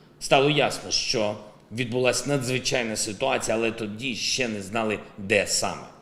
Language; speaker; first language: Ukrainian; non-native, local second language; Russian